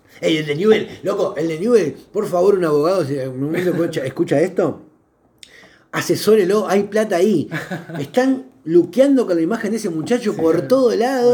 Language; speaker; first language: Spanish; native; Spanish